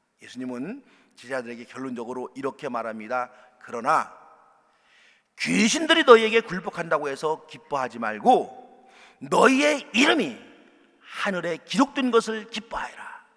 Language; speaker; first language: Korean; native; Korean